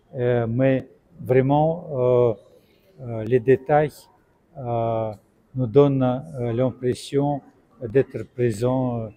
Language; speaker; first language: French; non-native, fluent; Russian